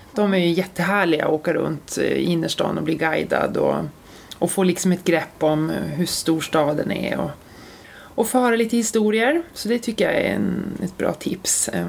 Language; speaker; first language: Swedish; native; Swedish